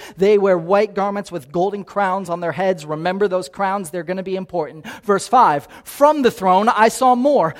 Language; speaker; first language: English; native; English